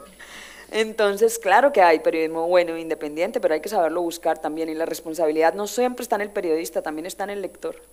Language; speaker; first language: Spanish; native; Spanish